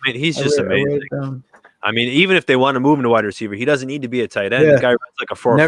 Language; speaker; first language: English; native; English